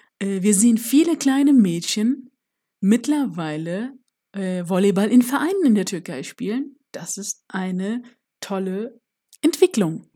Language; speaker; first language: German; early bilingual, other home language; Turkish